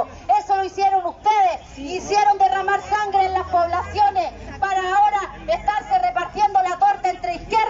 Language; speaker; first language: Spanish; native; Spanish